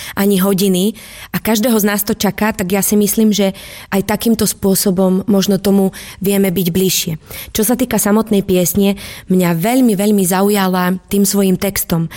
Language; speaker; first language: Slovak; native; Slovak